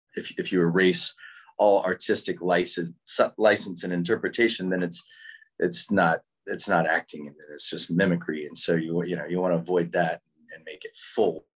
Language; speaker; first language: English; native; English